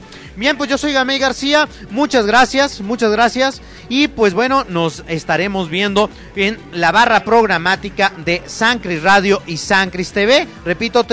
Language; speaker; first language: Spanish; native; Spanish